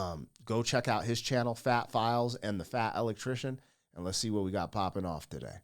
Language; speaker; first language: English; native; English